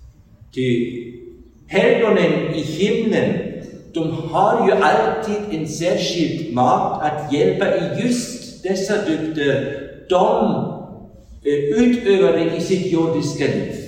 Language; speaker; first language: Swedish; non-native, fluent; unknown